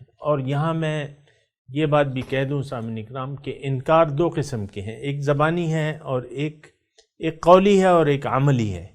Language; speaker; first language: Urdu; non-native, local second language; Pashto